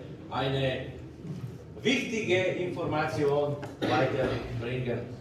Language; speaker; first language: German; non-native, learner; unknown